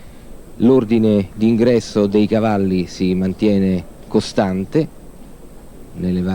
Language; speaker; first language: Italian; native; Italian